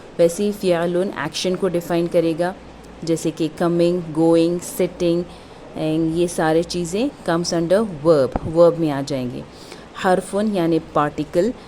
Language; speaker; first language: Urdu; native; Urdu